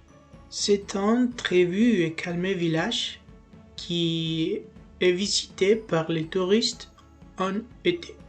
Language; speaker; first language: French; non-native, learner; Spanish